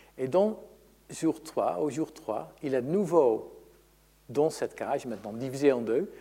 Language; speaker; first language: French; non-native, fluent; Dutch